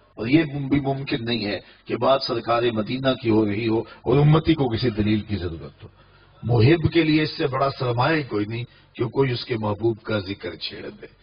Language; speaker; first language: Urdu; non-native, local second language; Punjabi